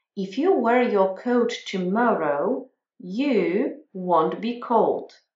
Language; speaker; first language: English; non-native, fluent; Polish